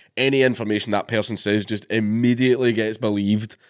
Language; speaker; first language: English; native; English